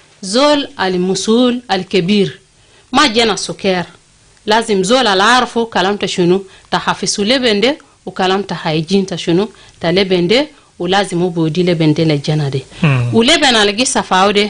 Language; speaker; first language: Arabic; non-native, local second language; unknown